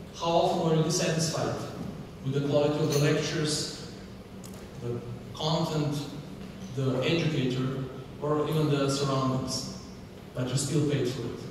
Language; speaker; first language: English; non-native, fluent; Slovenian